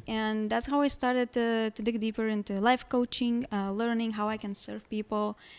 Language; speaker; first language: English; non-native, fluent; Lithuanian